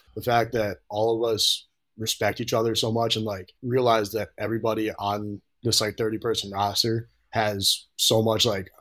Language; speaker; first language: English; native; English